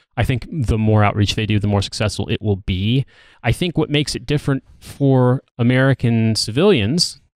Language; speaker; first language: English; native; English